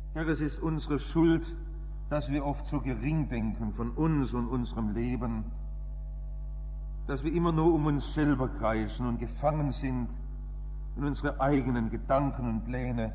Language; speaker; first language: German; native; German